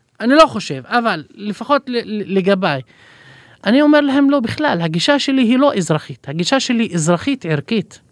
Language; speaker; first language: Hebrew; non-native, local second language; Arabic